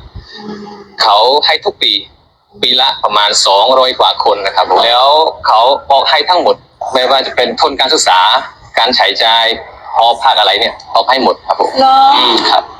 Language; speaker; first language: Thai; non-native, fluent; Khmer